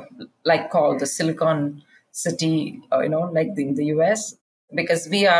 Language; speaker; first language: English; non-native, local second language; Kannada